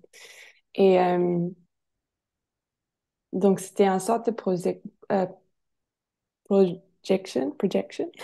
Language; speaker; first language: French; non-native, fluent; English